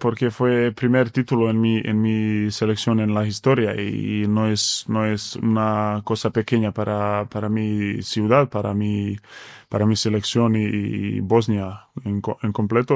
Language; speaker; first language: Spanish; non-native, fluent; Bosnian